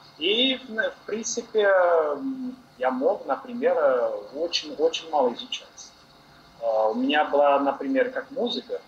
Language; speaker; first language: Russian; non-native, learner; Portuguese